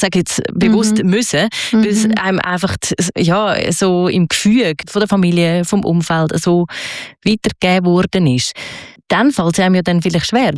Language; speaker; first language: German; native; German